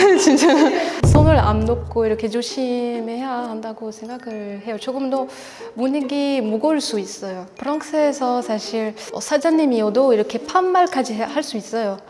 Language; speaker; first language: Korean; non-native, learner; French